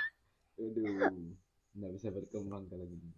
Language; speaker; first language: Indonesian; native; Indonesian